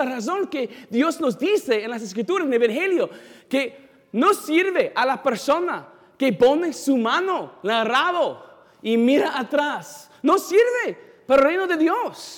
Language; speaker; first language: Spanish; non-native, fluent; English